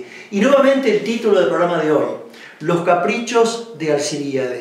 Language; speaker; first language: Spanish; native; Spanish